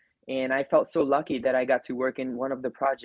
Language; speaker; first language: English; non-native, local second language; Gujarati